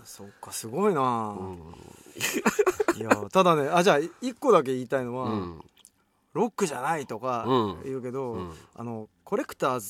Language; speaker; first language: Japanese; native; Japanese